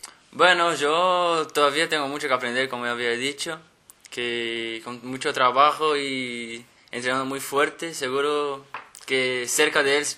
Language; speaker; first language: Spanish; non-native, fluent; Portuguese